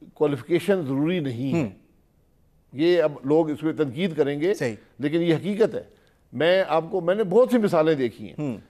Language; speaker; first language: Urdu; non-native, local second language; Punjabi